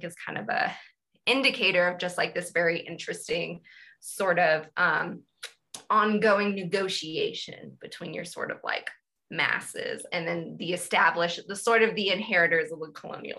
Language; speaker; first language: English; native; English